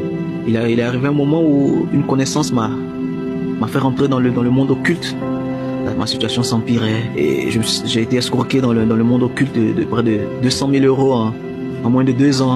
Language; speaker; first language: French; native; French